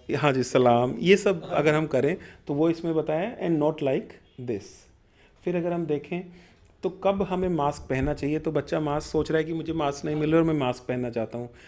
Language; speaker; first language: Hindi; non-native, local second language; Punjabi